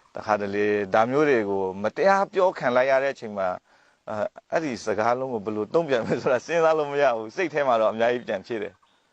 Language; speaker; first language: Burmese; non-native, local second language; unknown